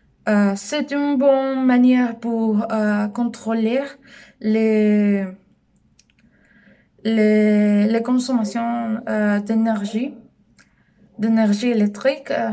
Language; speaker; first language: French; non-native, learner; Spanish